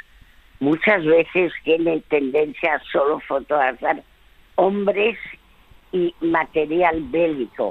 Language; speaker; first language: Spanish; early bilingual, other home language; French